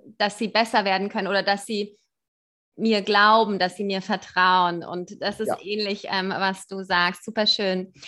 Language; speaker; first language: German; native; German